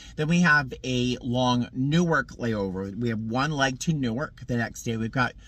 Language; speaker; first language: English; native; English